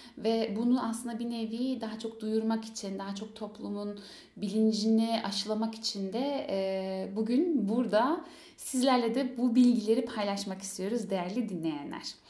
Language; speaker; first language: Turkish; early bilingual, heritage; Turkish